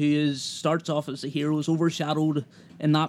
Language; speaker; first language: English; native; English